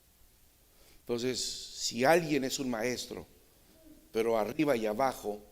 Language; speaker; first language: Spanish; native; Spanish